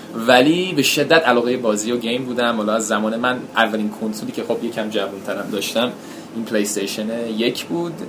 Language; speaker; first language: Persian; early bilingual, heritage; Persian